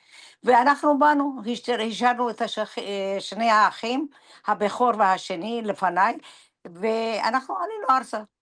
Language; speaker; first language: Hebrew; non-native, fluent; Persian